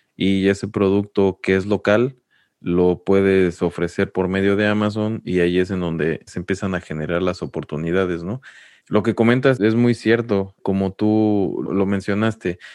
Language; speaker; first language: Spanish; native; Spanish